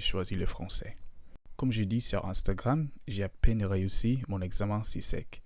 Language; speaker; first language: French; non-native, fluent; English